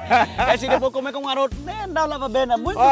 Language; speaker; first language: Portuguese; non-native, learner; Vietnamese